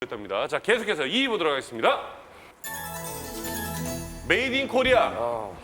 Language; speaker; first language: Korean; native; Korean